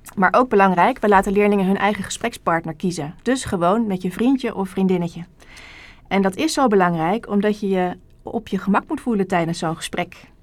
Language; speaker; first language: Dutch; native; Dutch